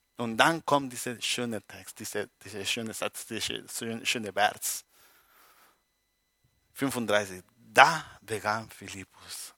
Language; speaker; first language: German; non-native, learner; Spanish